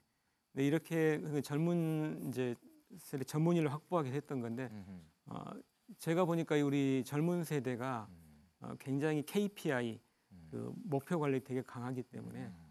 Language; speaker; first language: Korean; native; Korean